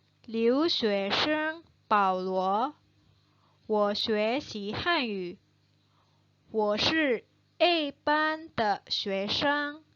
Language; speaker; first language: Chinese; non-native, fluent; Indonesian